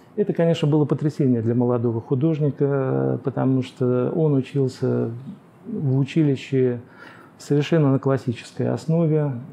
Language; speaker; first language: Russian; native; Russian